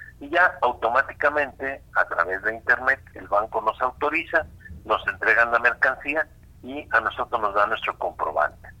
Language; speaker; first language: Spanish; native; Spanish